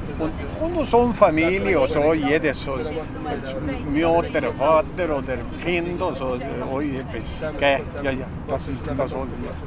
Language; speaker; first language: German; early bilingual, heritage; German